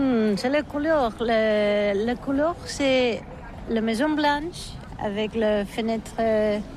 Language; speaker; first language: French; non-native, learner; Catalan